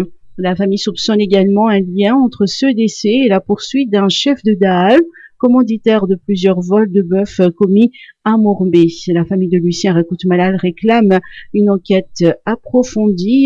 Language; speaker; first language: French; non-native, local second language; Malagasy